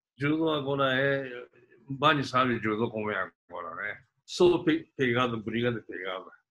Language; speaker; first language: Portuguese; non-native, fluent; Japanese